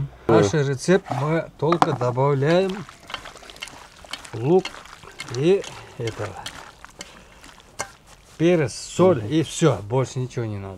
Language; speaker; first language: Russian; non-native, local second language; Uyghur